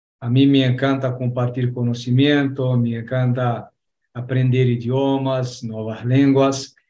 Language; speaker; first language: Spanish; non-native, fluent; Portuguese